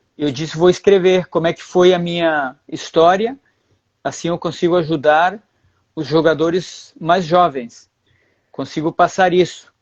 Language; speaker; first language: Portuguese; early bilingual, other home language; Spanish